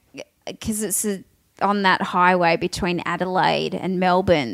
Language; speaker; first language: English; native; English